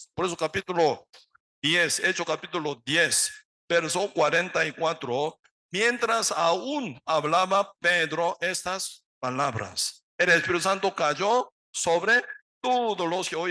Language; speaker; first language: Spanish; non-native, learner; Korean